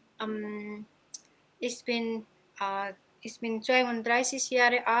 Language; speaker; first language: German; non-native, learner; Nepali